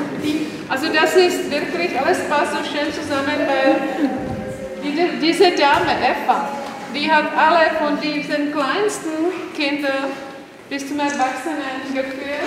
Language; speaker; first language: German; non-native, learner; Czech